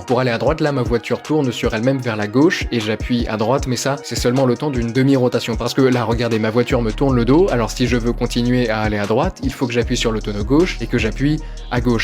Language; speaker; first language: French; native; French